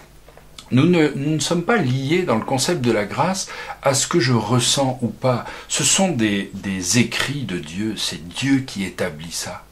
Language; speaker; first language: French; native; French